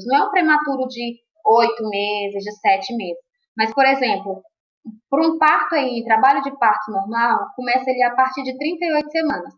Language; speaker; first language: Portuguese; native; Portuguese